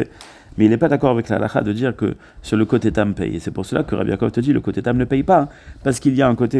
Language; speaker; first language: French; native; French